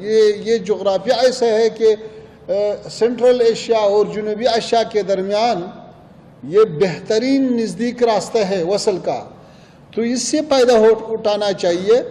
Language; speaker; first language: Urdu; non-native, fluent; Pashto